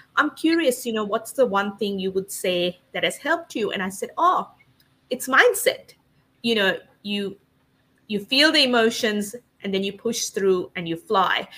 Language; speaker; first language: English; non-native, local second language; Sinhala